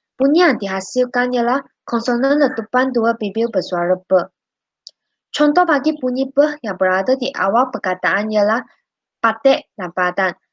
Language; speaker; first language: Malay; non-native, local second language; Chinese